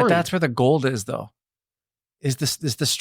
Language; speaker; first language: English; native; English